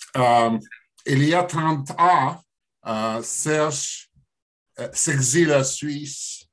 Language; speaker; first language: French; non-native, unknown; Russian